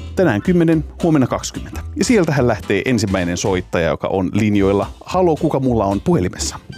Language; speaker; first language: Finnish; native; Finnish